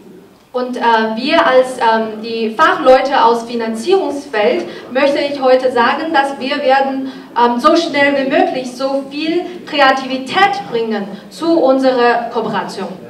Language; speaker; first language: German; non-native, fluent; Chinese